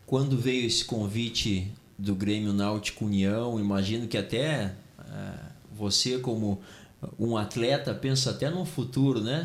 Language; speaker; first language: Portuguese; native; Portuguese